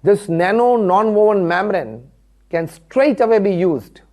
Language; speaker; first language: English; non-native, local second language; Gujarati